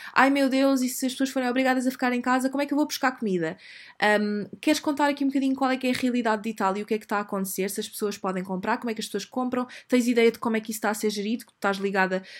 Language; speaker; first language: Portuguese; native; Portuguese